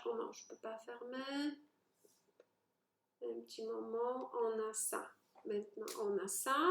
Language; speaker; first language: French; non-native, fluent; Polish